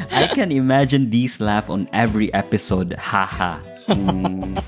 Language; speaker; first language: English; non-native, local second language; Cebuano